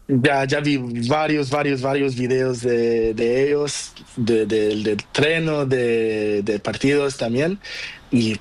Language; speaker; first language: Spanish; non-native, learner; Portuguese